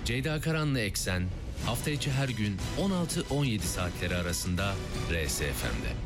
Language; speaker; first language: Turkish; native; Turkish